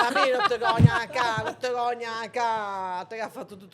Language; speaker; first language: Italian; native; Italian